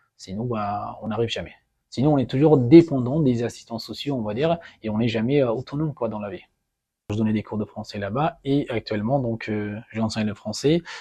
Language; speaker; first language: French; non-native, fluent; Persian